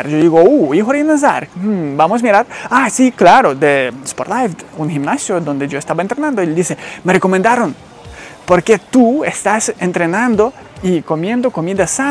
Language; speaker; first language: Spanish; non-native, fluent; Ukrainian